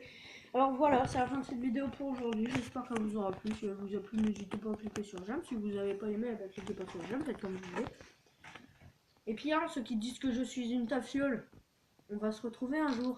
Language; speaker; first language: French; native; French